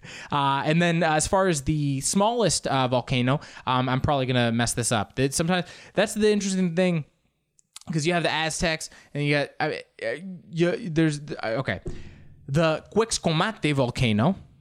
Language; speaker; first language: English; early bilingual, other home language; Spanish